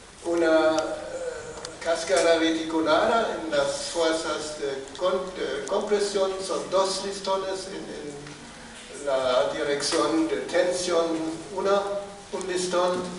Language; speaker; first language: Spanish; non-native, fluent; German